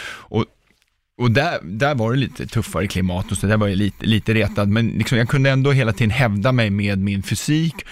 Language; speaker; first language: Swedish; early bilingual, other home language; Czech